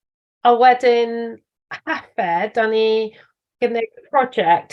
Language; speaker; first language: Welsh; non-native, learner; English